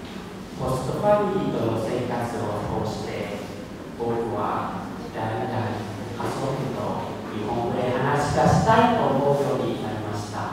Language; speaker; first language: Japanese; non-native, fluent; Thai